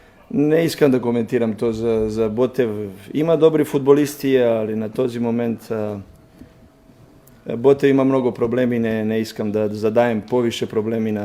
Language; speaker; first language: Bulgarian; non-native, learner; Serbian